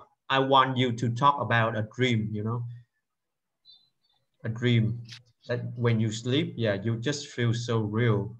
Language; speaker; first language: English; non-native, fluent; Vietnamese